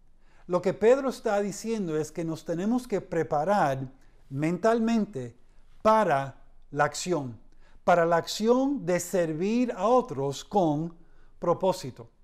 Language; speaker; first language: Spanish; early bilingual, heritage; Spanish